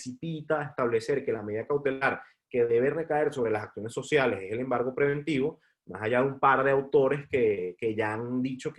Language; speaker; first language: Spanish; native; Spanish